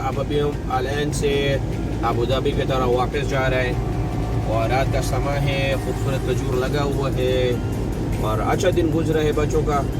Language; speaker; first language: Urdu; non-native, local second language; Pashto